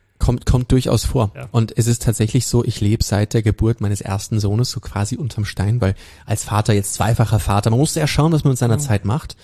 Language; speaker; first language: German; early bilingual, heritage; German